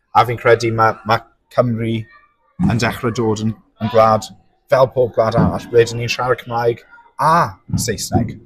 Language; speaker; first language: Welsh; non-native, local second language; English